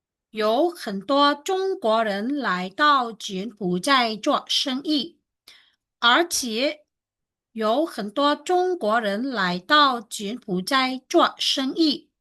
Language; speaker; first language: Chinese; non-native, fluent; Khmer